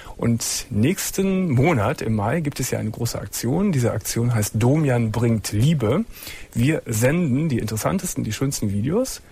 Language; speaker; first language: German; native; German